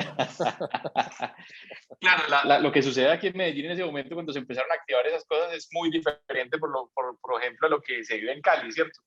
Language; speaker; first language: Spanish; native; Spanish